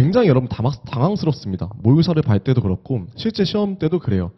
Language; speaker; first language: Korean; native; Korean